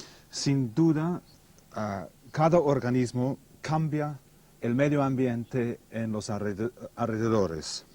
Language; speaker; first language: Spanish; non-native, fluent; English